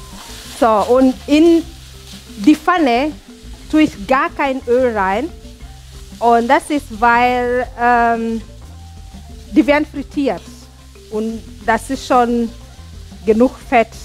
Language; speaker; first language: German; non-native, fluent; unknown